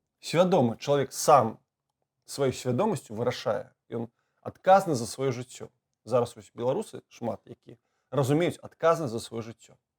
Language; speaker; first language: Belarusian; native; Belarusian